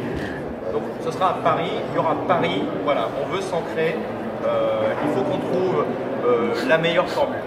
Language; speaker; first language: French; native; French